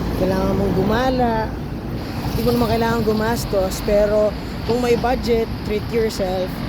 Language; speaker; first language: Filipino; native; Filipino